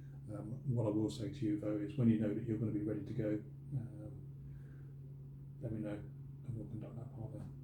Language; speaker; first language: English; native; English